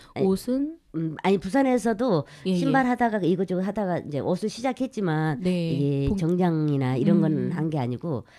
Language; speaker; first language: Korean; native; Korean